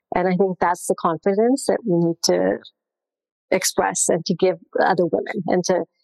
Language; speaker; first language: English; non-native, local second language; Gujarati